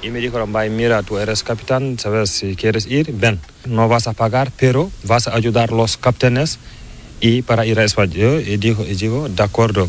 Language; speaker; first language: Spanish; non-native, learner; Fula